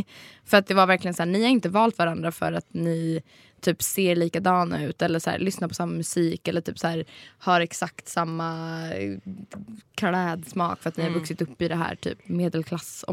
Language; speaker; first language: Swedish; native; Swedish